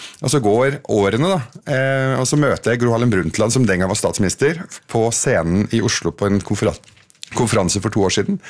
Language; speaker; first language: Norwegian; early bilingual, other home language; Urdu